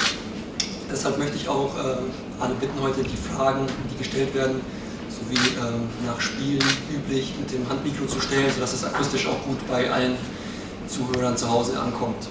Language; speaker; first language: German; native; German